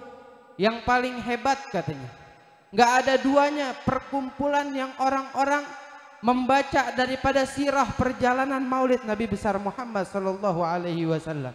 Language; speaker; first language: Indonesian; native; Indonesian